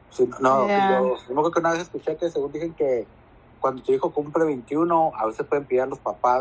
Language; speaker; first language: Spanish; native; Spanish